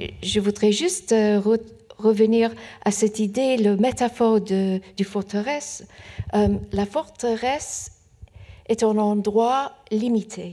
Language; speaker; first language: French; non-native, fluent; Persian